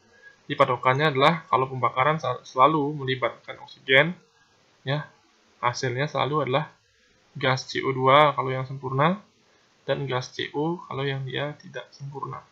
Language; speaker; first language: Indonesian; native; Indonesian